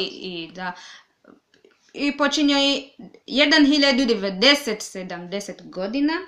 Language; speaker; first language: Serbian; non-native, learner; Swahili